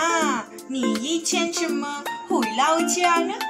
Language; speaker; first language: Chinese; non-native, learner; Malay